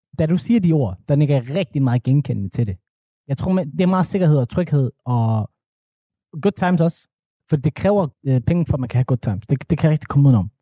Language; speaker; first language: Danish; early bilingual, other home language; Somali